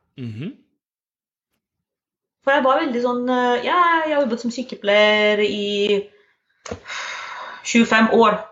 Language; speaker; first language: Norwegian; non-native, fluent; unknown